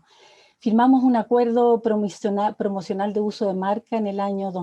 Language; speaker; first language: Spanish; native; Spanish